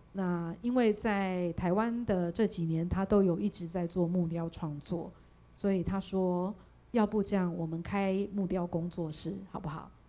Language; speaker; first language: Chinese; native; Chinese